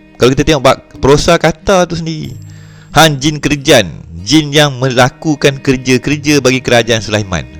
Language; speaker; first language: Malay; native; Malay